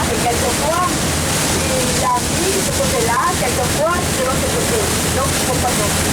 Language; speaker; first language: French; non-native, learner; Thai